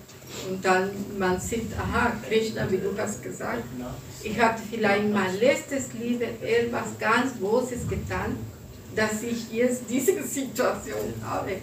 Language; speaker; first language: German; non-native, fluent; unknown